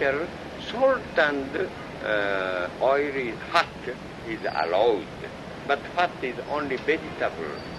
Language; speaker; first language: English; non-native, learner; Japanese